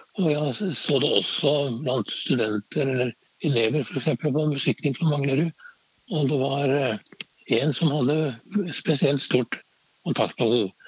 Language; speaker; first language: Norwegian; native; Norwegian